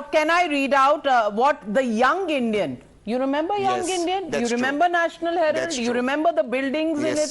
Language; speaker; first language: English; non-native, local second language; Hindi